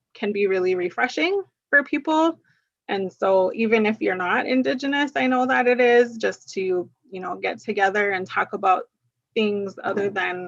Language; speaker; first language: English; early bilingual, other home language; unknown